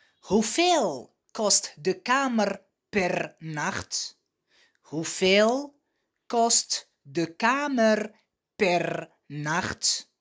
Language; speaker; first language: Dutch; non-native, fluent; Arabic